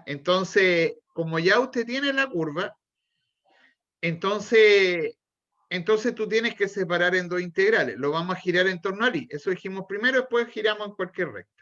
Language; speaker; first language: Spanish; native; Spanish